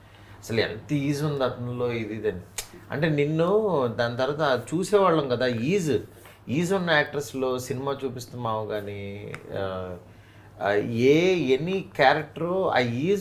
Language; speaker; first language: Telugu; native; Telugu